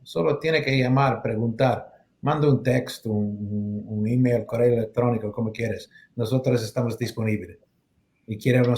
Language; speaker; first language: Spanish; non-native, learner; English